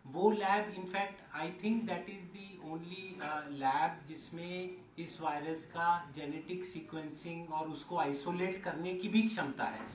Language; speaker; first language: Hindi; non-native, local second language; Marathi